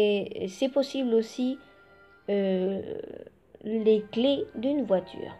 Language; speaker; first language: French; non-native, fluent; Spanish